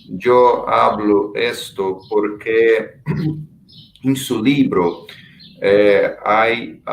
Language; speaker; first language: Spanish; non-native, fluent; Portuguese